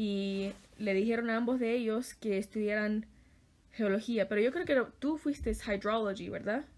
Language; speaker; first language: Spanish; early bilingual, heritage; Spanish